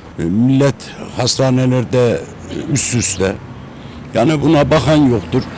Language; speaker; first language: Turkish; native; Turkish